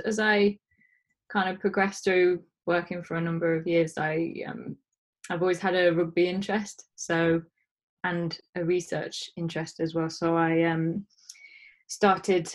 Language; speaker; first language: English; native; English